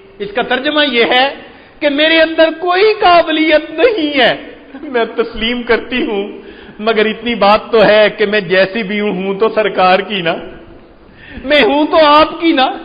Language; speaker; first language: Urdu; non-native, local second language; Punjabi